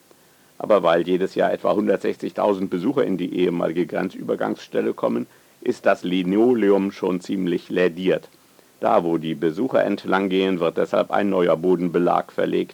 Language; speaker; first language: German; native; German